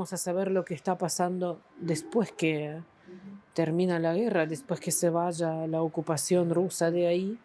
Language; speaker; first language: Spanish; non-native, fluent; Ukrainian